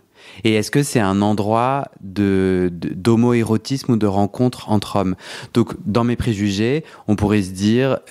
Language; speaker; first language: French; native; French